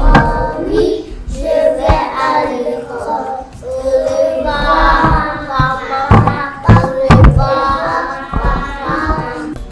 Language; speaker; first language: French; non-native, learner; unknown